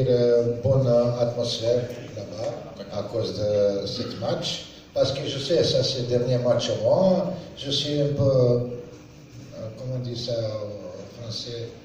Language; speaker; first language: French; non-native, learner; Serbian